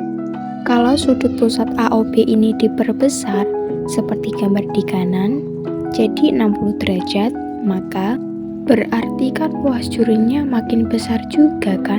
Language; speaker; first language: Indonesian; native; Indonesian